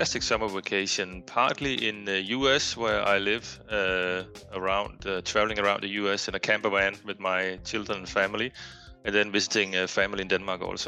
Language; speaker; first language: English; non-native, fluent; Danish